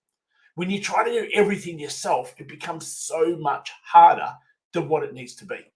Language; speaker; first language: English; native; English